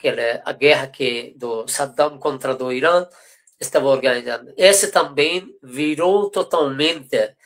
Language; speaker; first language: Portuguese; non-native, fluent; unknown